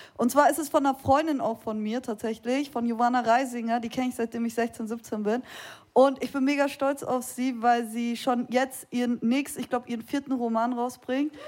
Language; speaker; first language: German; early bilingual, other home language; Kurdish